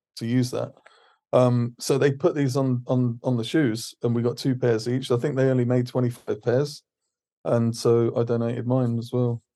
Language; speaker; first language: English; native; English